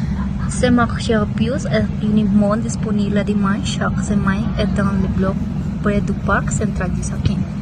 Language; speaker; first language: French; non-native, learner; Spanish